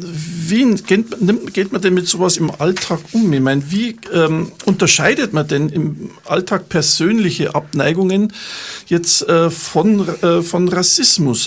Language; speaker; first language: German; native; German